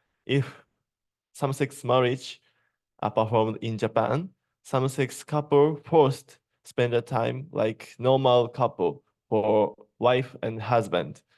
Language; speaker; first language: English; non-native, learner; Japanese